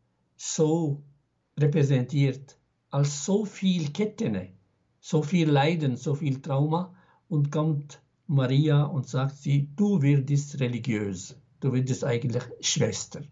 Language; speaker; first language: German; non-native, fluent; Arabic